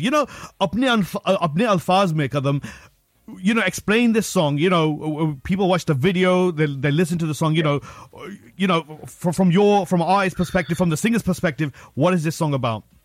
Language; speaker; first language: English; early bilingual, other home language; Hindi